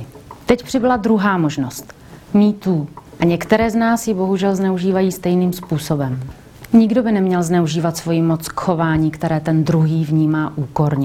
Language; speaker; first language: Czech; native; Czech